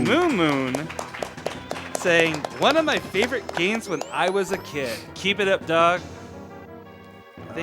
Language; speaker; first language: English; native; English